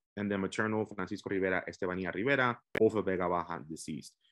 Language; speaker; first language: English; native; English